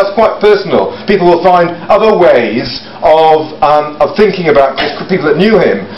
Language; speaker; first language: English; native; English